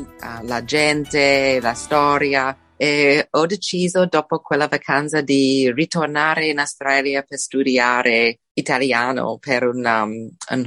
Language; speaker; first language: Italian; non-native, fluent; English